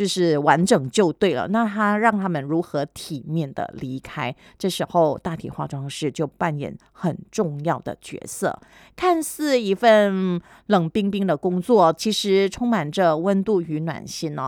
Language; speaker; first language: Chinese; native; Chinese